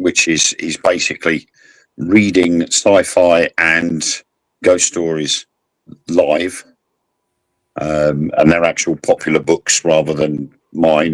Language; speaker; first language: English; native; English